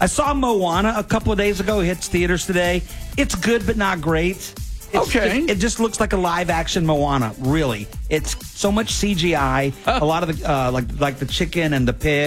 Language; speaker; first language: English; native; English